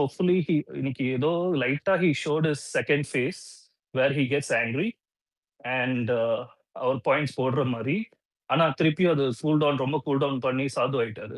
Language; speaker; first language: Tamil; non-native, local second language; Malayalam